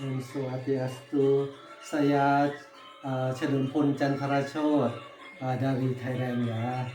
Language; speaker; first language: Indonesian; non-native, learner; Thai